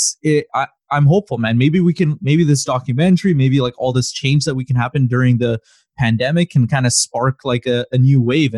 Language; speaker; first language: English; native; English